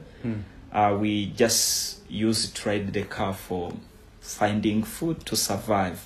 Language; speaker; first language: English; non-native, local second language; Kinyarwanda